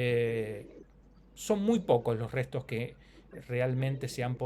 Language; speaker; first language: Spanish; native; Spanish